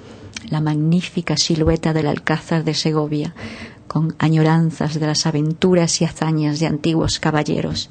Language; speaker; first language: Spanish; native; Spanish